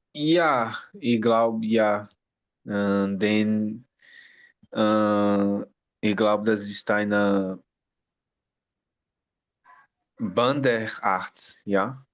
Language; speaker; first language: German; non-native, learner; Portuguese